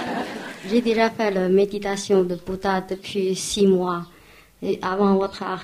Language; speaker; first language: French; non-native, learner; Chinese